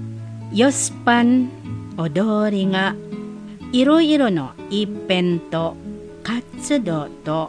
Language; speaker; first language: Japanese; non-native, learner; Indonesian